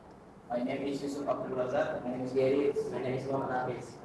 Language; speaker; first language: English; non-native, learner; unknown